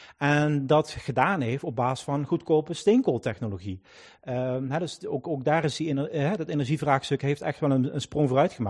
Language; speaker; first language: Dutch; native; Dutch